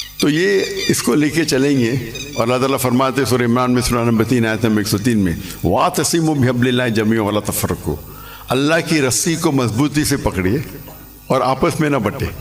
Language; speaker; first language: Urdu; non-native, local second language; Konkani